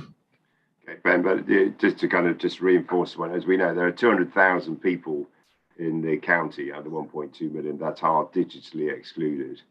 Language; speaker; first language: English; native; English